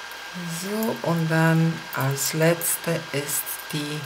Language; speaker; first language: German; non-native, fluent; Polish